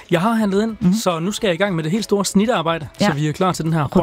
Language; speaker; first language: Danish; native; Danish